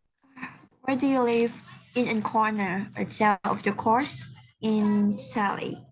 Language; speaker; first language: English; non-native, learner; Vietnamese